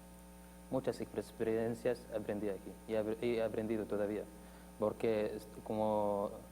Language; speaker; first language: Spanish; non-native, fluent; Arabic